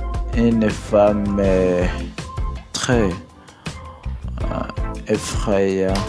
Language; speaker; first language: French; non-native, learner; English